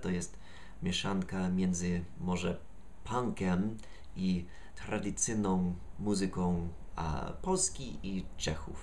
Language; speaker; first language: Polish; non-native, fluent; English